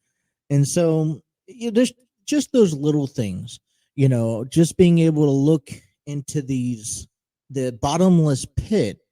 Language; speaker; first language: English; native; English